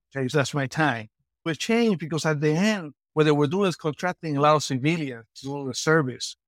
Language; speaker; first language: English; non-native, fluent; Spanish